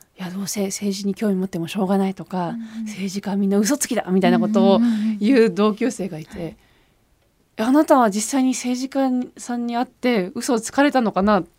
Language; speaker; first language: Japanese; early bilingual, other home language; German